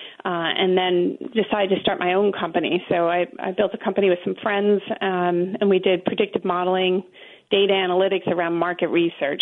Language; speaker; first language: English; native; English